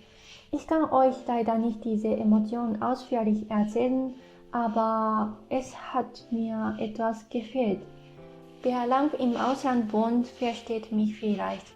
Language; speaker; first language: German; non-native, fluent; Japanese